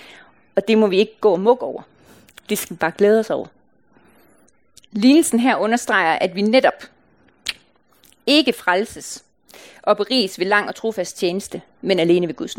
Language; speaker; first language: Danish; native; Danish